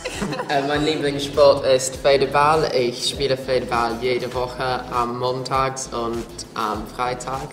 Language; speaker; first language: German; non-native, fluent; English